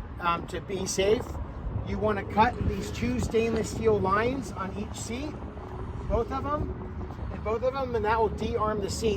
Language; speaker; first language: English; native; English